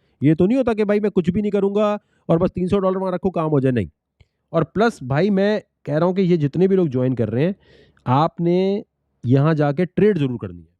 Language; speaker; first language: Urdu; native; Urdu